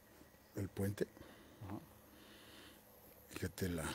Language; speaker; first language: Spanish; native; Spanish